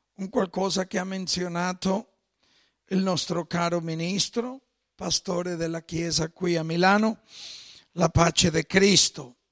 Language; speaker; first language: Italian; non-native, fluent; Spanish